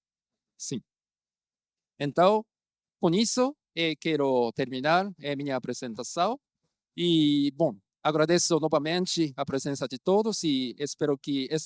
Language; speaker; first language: Portuguese; non-native, fluent; Japanese